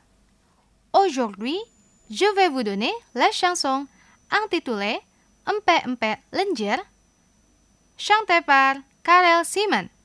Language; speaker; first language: French; non-native, fluent; Indonesian